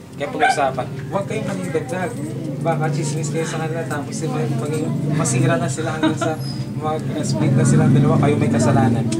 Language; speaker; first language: Filipino; non-native, local second language; Hiligaynon